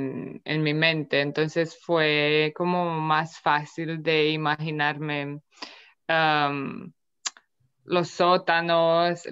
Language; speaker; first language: Spanish; non-native, fluent; Romanian